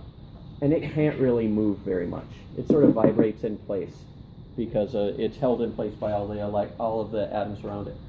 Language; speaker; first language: English; native; English